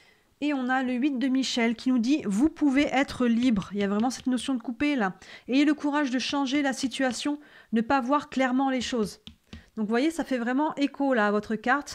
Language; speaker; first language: French; native; French